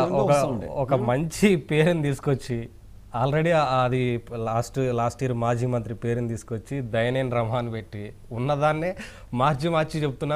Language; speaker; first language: Telugu; native; Telugu